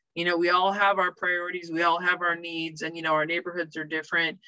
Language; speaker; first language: English; native; English